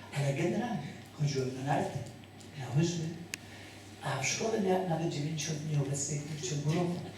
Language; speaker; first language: Polish; native; Polish